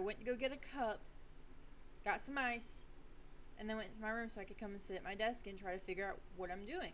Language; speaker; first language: English; native; English